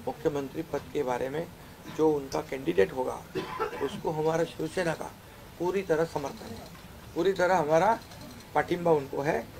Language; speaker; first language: Hindi; non-native, local second language; Marathi